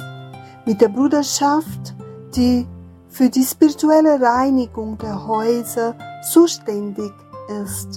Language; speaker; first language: German; non-native, fluent; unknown